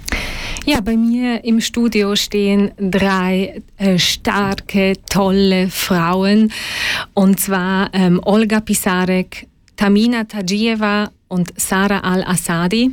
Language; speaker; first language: German; non-native, fluent; Polish